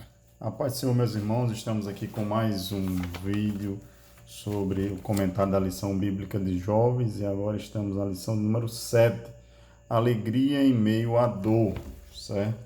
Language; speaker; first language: Portuguese; native; Portuguese